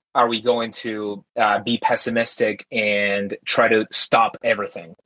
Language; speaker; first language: English; early bilingual, other home language; Spanish